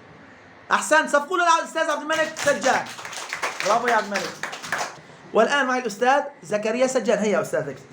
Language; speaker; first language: Arabic; native; Arabic